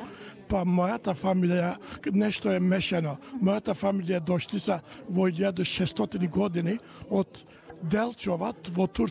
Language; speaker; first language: Macedonian; early bilingual, heritage; Macedonian